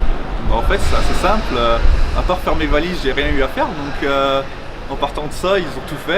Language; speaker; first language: French; native; French